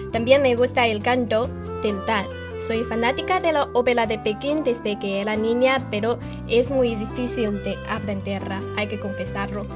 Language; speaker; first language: Spanish; non-native, fluent; Chinese